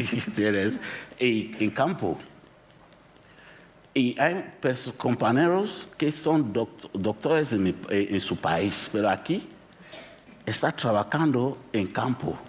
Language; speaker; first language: Spanish; non-native, learner; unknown